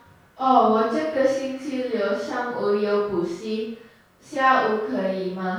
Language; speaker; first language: Chinese; non-native, learner; Indonesian